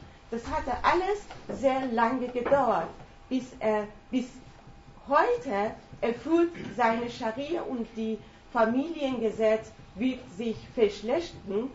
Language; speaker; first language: German; non-native, fluent; Persian